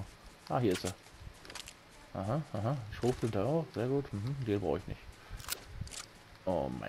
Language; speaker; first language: German; native; German